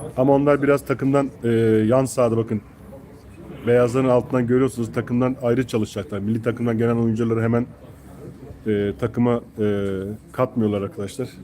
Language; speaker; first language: Turkish; native; Turkish